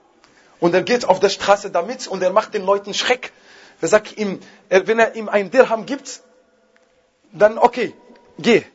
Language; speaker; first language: German; non-native, fluent; Arabic